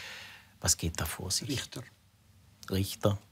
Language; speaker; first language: German; native; German